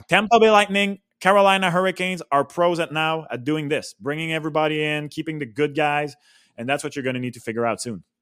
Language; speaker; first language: English; non-native, local second language; French